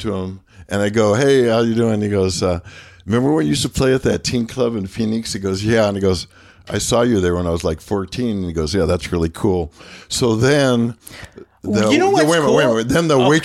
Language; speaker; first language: English; native; English